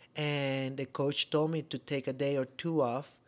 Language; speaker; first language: English; non-native, fluent; Spanish